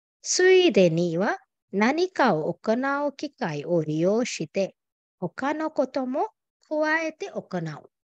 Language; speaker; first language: Japanese; non-native, fluent; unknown